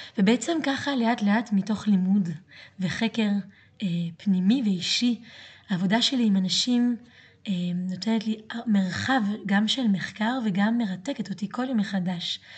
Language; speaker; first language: Hebrew; early bilingual, other home language; French